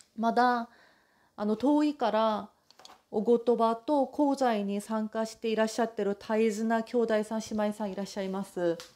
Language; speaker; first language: Japanese; non-native, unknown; Korean